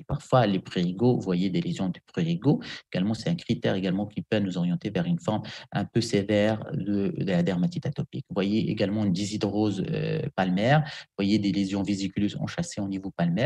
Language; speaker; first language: French; non-native, local second language; Arabic